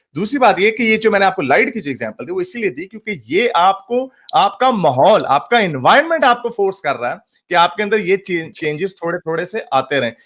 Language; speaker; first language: Urdu; native; Urdu